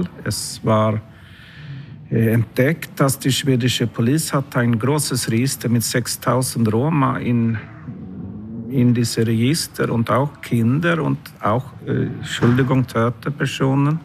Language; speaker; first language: German; non-native, learner; Swedish